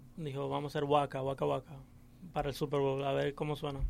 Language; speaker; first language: Spanish; early bilingual, heritage; English